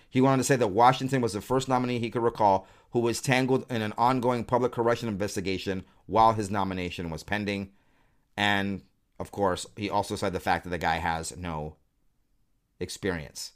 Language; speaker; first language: English; native; English